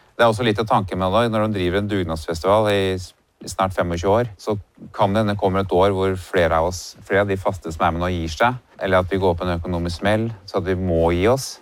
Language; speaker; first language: Norwegian; native; Norwegian